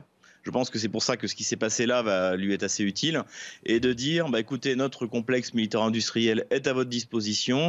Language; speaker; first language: French; native; French